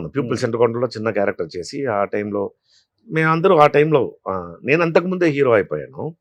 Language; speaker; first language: Telugu; non-native, fluent; Tamil